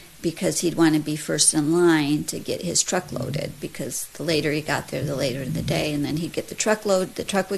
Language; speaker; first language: English; native; English